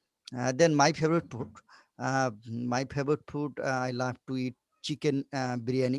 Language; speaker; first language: English; non-native, learner; Bangla